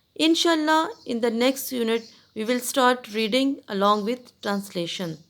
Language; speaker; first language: English; non-native, local second language; Urdu